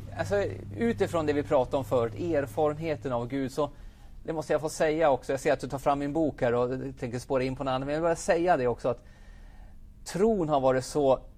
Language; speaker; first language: Swedish; native; Swedish